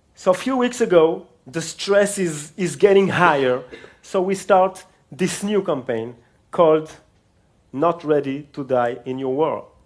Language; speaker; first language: English; non-native, fluent; Hebrew